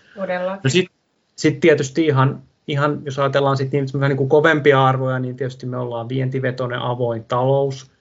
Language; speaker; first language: Finnish; non-native, local second language; English